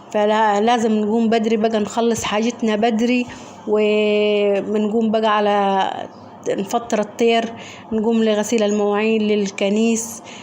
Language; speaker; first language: Arabic; native; Arabic